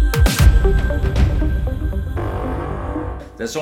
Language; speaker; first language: English; non-native, fluent; Danish